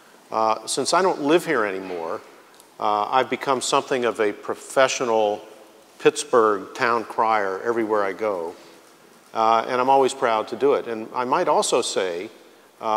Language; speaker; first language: English; native; English